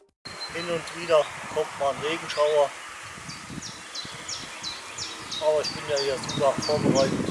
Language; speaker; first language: German; native; German